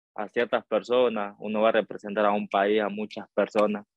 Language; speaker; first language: Spanish; native; Spanish